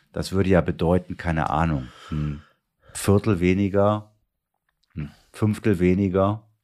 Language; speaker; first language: German; native; German